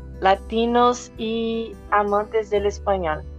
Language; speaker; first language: Spanish; non-native, fluent; Portuguese